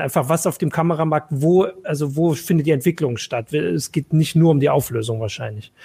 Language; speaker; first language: German; native; German